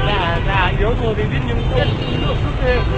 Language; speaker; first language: Vietnamese; native; Vietnamese